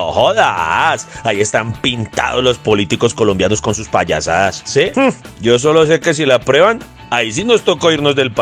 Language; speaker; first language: Spanish; native; Spanish